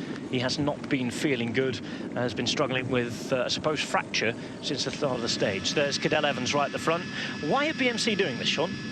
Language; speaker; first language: English; native; English